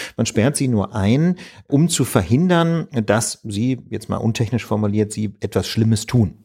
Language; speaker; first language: German; native; German